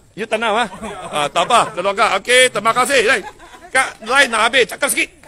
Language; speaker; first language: Malay; non-native, local second language; Chinese